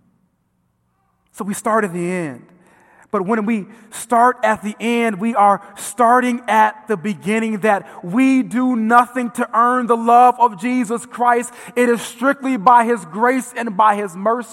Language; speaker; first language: English; native; English